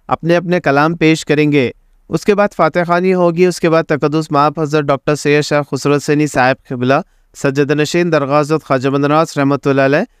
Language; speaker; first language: Hindi; non-native, local second language; Urdu